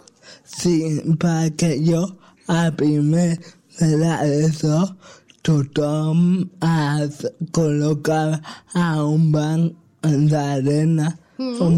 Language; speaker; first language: Catalan; non-native, local second language; Spanish